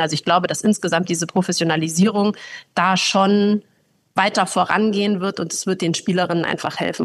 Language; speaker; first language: German; native; German